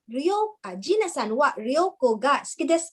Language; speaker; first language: Japanese; non-native, learner; English